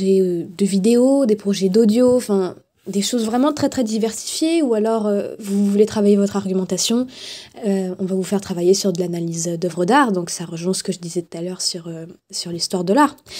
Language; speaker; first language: French; native; French